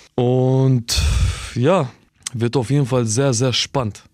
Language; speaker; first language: German; early bilingual, other home language; Albanian